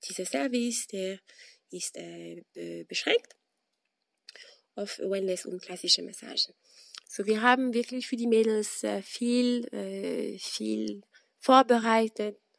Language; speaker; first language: German; non-native, fluent; French